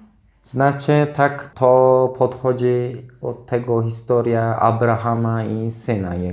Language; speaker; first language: Polish; non-native, fluent; Turkish